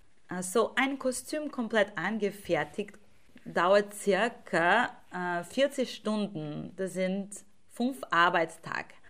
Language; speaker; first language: German; non-native, fluent; Portuguese